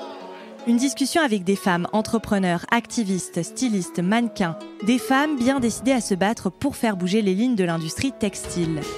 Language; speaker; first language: French; native; French